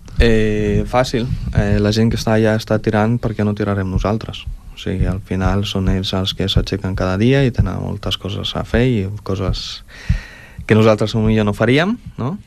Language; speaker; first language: Catalan; early bilingual, other home language; Ukrainian